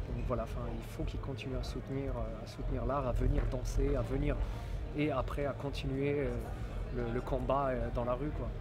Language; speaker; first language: French; non-native, local second language; Arabic